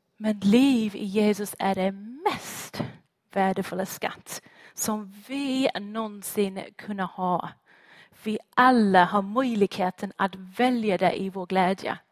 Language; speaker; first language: Swedish; non-native, fluent; English